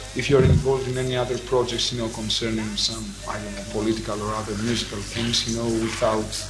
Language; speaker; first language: English; non-native, fluent; Greek